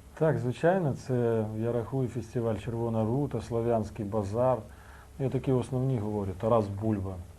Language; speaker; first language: Ukrainian; early bilingual, heritage; Ukrainian